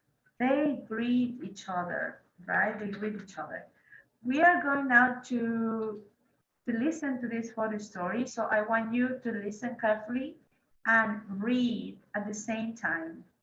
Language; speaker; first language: English; non-native, fluent; Spanish